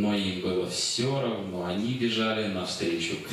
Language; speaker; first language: Russian; native; Russian